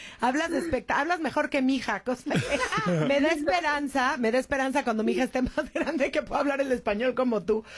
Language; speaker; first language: Spanish; native; Spanish